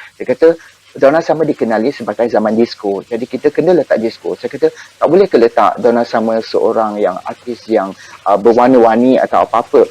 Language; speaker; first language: Malay; native; Malay